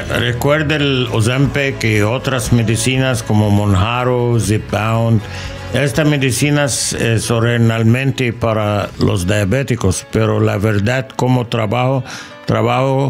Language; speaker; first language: Spanish; non-native, learner; English